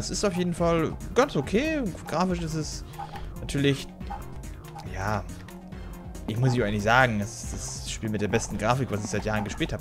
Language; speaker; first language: German; native; German